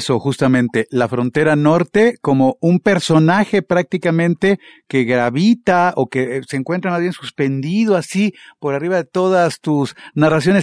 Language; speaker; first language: Spanish; native; Spanish